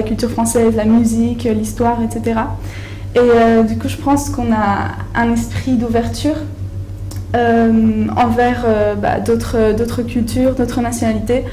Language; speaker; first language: French; non-native, fluent; Spanish